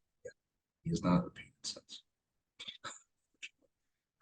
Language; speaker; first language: English; native; English